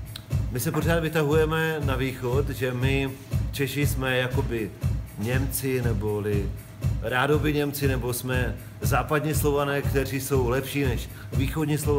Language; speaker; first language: Czech; non-native, local second language; Polish